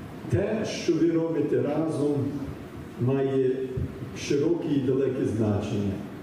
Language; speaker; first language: Ukrainian; early bilingual, heritage; Ukrainian